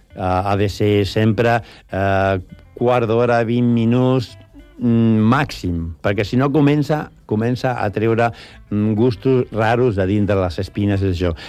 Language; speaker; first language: Catalan; non-native, local second language; Spanish